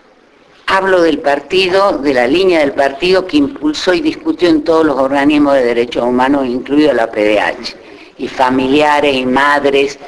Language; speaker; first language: Spanish; native; Spanish